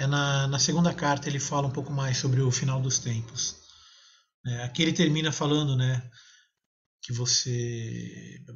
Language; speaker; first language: Portuguese; native; Portuguese